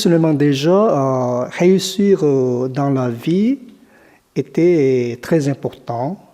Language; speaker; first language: French; non-native, fluent; Korean